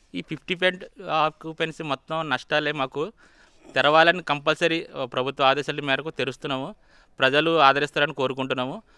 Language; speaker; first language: Telugu; native; Telugu